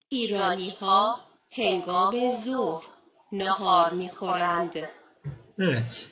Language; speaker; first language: Persian; non-native, fluent; Turkish